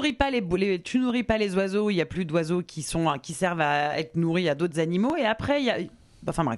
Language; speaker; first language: French; native; French